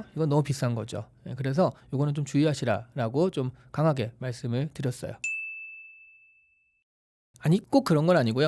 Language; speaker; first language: Korean; native; Korean